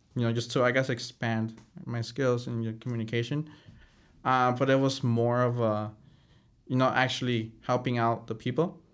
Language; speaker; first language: English; early bilingual, other home language; Spanish